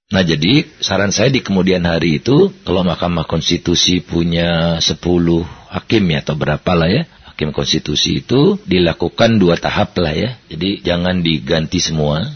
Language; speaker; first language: Indonesian; native; Indonesian